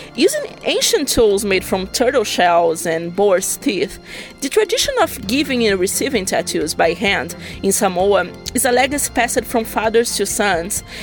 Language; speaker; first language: English; non-native, fluent; Portuguese